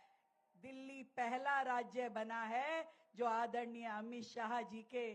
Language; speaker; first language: Hindi; native; Hindi